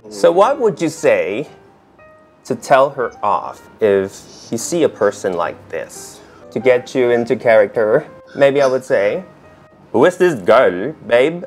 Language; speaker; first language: English; non-native, local second language; Cantonese